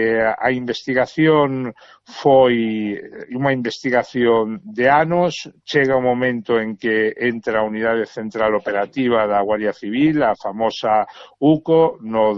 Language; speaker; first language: Galician; native; Galician